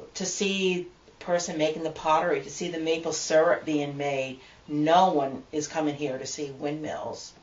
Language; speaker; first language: English; native; English